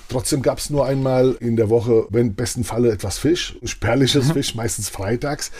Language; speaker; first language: German; early bilingual, other home language; Italian